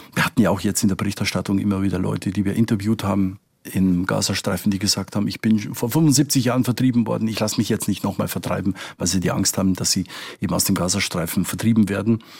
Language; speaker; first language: German; native; German